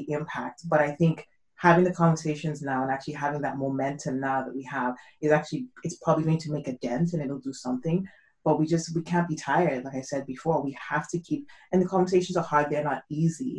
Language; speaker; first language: English; non-native, local second language; Yoruba